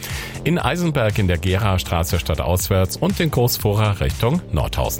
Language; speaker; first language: German; native; German